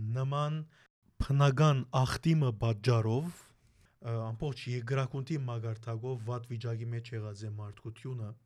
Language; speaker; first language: Armenian; early bilingual, heritage; Armenian